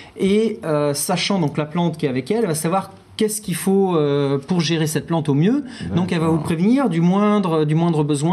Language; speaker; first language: French; native; French